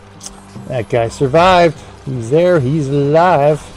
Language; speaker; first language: English; native; English